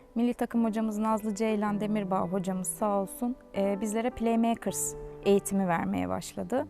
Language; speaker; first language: Turkish; native; Turkish